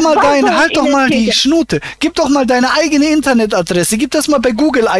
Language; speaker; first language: German; native; German